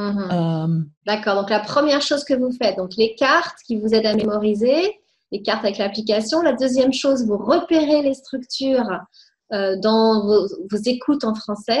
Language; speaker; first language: French; native; French